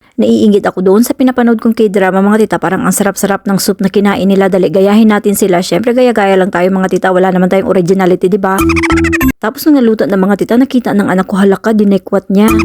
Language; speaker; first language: Filipino; non-native, local second language; Cebuano